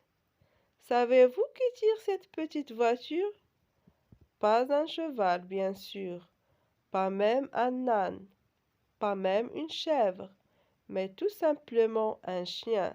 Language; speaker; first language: French; non-native, local second language; Arabic